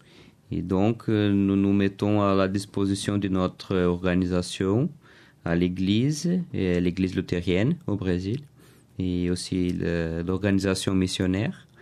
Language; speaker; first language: French; non-native, learner; Portuguese